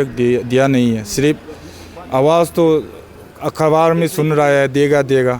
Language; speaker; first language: Hindi; non-native, local second language; Manipuri